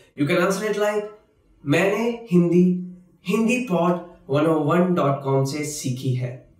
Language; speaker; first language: Hindi; native; Hindi